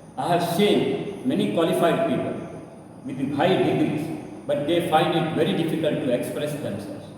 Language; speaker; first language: English; non-native, local second language; Kannada